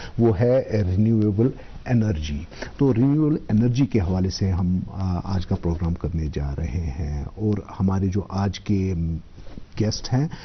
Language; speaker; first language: Hindi; non-native, local second language; Kashmiri